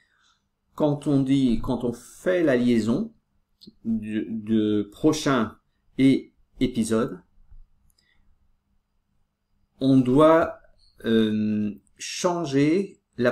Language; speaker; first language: French; native; French